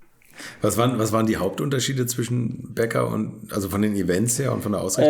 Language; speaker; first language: German; native; German